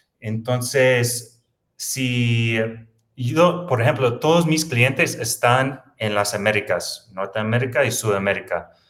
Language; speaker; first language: Spanish; non-native, fluent; English